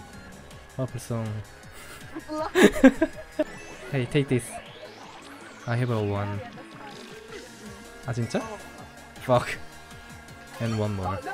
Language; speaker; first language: English; non-native, learner; Korean